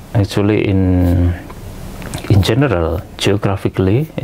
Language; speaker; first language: English; non-native, learner; Indonesian